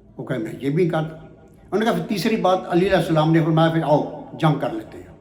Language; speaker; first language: Urdu; non-native, local second language; Punjabi